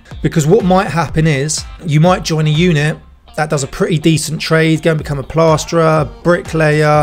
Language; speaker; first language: English; native; English